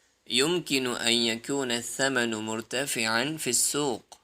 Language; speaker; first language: Arabic; non-native, fluent; Urdu